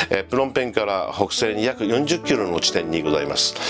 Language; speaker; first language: Japanese; native; Japanese